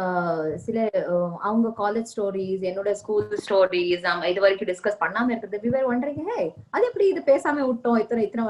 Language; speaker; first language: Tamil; non-native, fluent; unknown